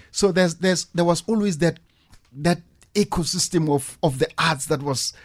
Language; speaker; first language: English; non-native, local second language; Northern Sotho